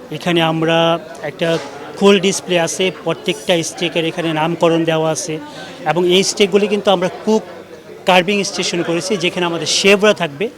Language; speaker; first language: Bangla; native; Bangla